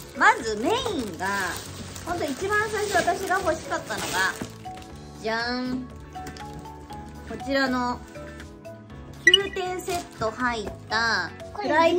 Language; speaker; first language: Japanese; native; Japanese